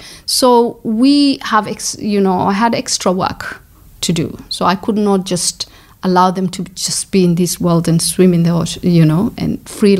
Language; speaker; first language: English; non-native, local second language; Somali